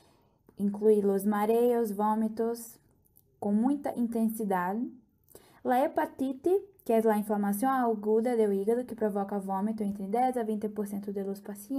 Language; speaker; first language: Portuguese; non-native, learner; Spanish